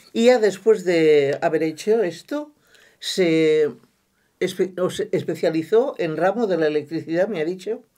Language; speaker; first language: Spanish; non-native, local second language; Catalan